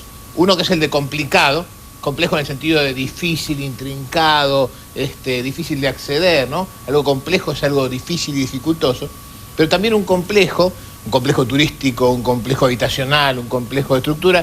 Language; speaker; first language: Spanish; native; Spanish